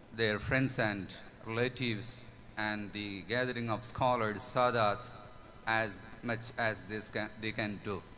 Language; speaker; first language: English; non-native, local second language; Malayalam